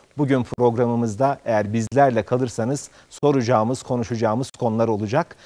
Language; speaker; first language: Turkish; native; Turkish